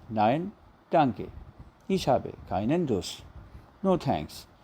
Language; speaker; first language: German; non-native, learner; Hindi